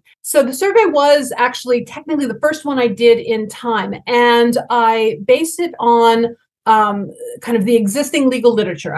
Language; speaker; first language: English; native; English